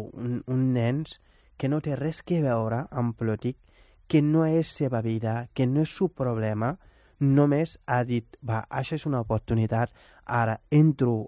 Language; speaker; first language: Catalan; non-native, fluent; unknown